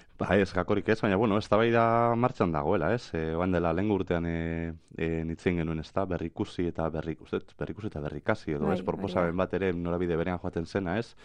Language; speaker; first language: Basque; native; Basque